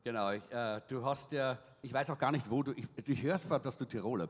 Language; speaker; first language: German; native; German